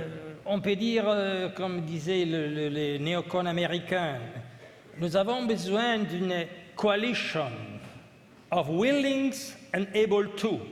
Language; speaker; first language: French; non-native, fluent; Italian